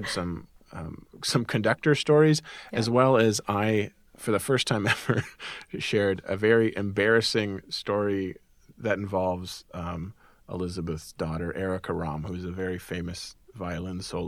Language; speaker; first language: English; native; English